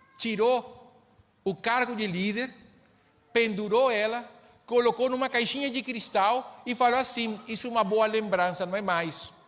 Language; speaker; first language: Portuguese; non-native, fluent; Spanish